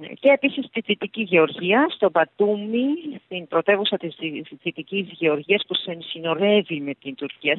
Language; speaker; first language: Greek; early bilingual, heritage; Greek